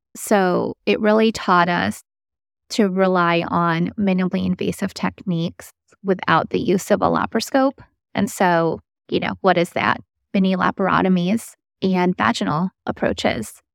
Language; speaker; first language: English; early bilingual, other home language; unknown